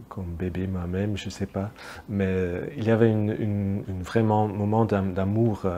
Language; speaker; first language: French; non-native, local second language; Dutch